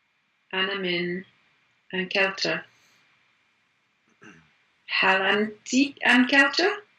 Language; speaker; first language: Arabic; non-native, learner; English